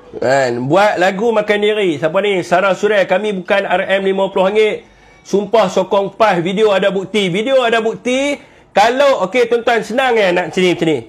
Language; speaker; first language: Malay; native; Malay